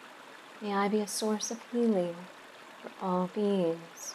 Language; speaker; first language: English; native; English